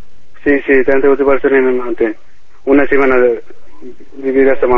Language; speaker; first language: Spanish; non-native, learner; Bangla